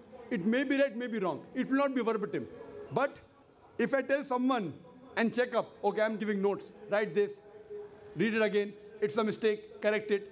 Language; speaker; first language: English; non-native, local second language; Urdu